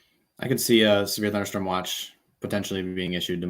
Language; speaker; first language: English; native; English